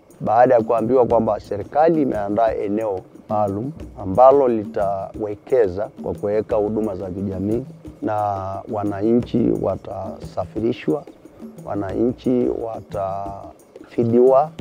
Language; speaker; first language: Swahili; non-native, local second language; Masai